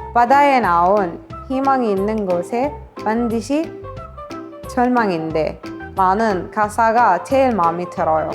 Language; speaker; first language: Korean; non-native, fluent; Arabic